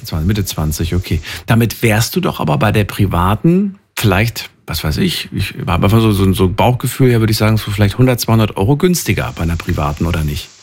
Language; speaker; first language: German; native; German